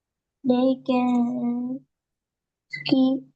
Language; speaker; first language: English; non-native, learner; Indonesian